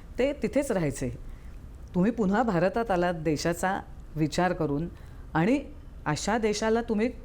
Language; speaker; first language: Marathi; native; Marathi